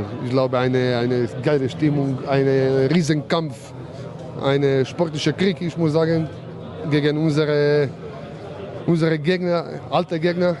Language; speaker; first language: German; non-native, learner; Croatian